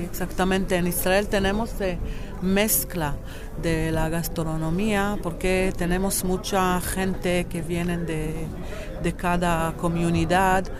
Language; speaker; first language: Spanish; non-native, fluent; Hebrew